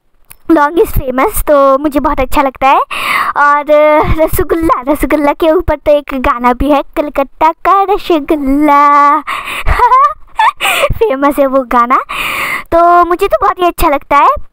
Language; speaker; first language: Hindi; non-native, local second language; Bangla